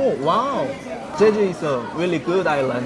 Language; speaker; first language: English; non-native, learner; Korean